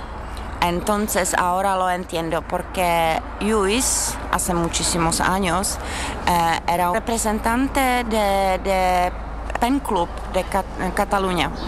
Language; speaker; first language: Spanish; non-native, fluent; Czech